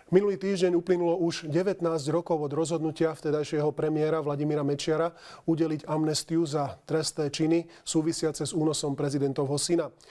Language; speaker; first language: Slovak; native; Slovak